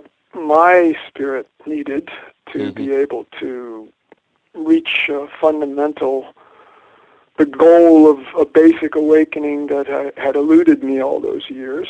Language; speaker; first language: English; native; English